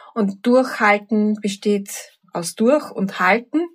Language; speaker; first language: German; native; German